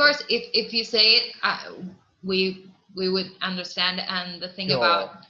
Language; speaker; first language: English; non-native, fluent; Spanish